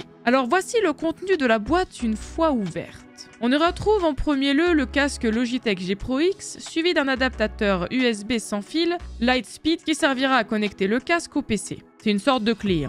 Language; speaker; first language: French; native; French